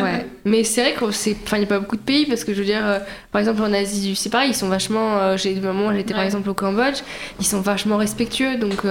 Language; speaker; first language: French; native; French